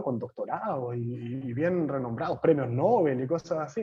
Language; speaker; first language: Spanish; native; Spanish